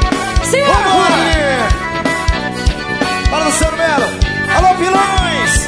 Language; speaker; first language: Portuguese; native; Portuguese